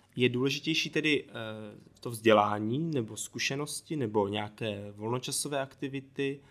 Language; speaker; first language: Czech; native; Czech